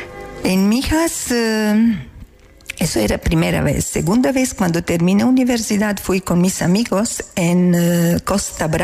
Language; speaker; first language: Spanish; non-native, fluent; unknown